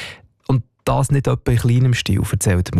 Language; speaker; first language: German; native; German